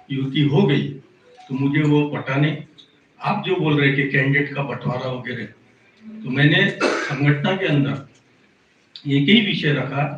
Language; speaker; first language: Hindi; non-native, local second language; Marathi